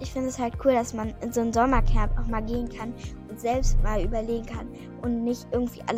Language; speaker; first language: German; native; German